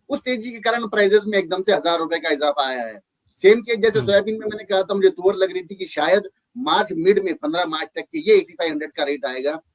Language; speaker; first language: Hindi; native; Hindi